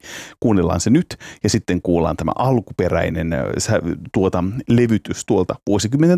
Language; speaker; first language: Finnish; native; Finnish